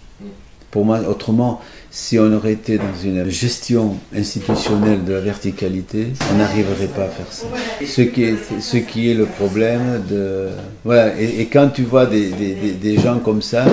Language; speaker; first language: French; native; French